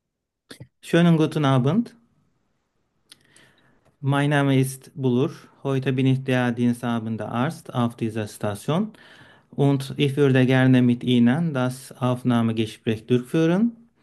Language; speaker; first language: German; non-native, learner; Turkish